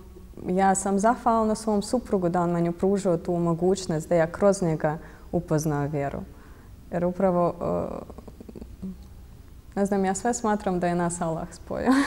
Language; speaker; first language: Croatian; non-native, fluent; Russian